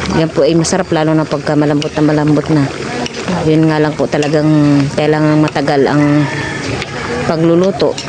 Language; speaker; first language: Filipino; native; Filipino